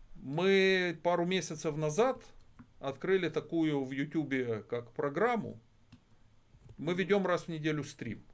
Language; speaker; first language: Russian; native; Russian